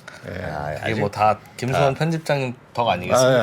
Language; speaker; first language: Korean; native; Korean